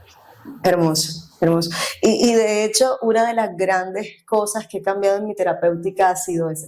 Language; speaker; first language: Spanish; native; Spanish